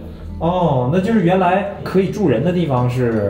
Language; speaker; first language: Chinese; native; Chinese